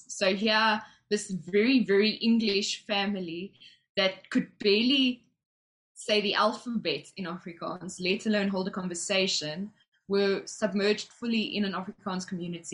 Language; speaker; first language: English; native; English